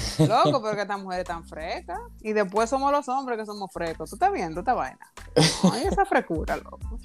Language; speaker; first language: Spanish; early bilingual, heritage; Spanish